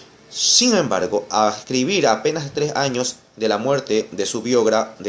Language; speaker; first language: Spanish; native; Spanish